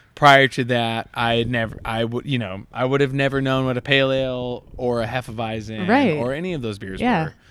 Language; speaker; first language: English; native; English